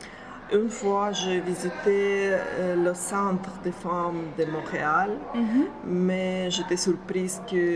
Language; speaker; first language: French; non-native, fluent; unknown